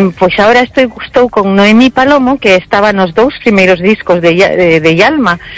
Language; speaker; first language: Galician; early bilingual, heritage; Galician